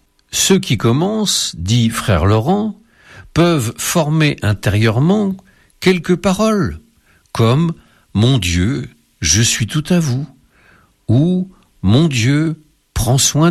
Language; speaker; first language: French; native; French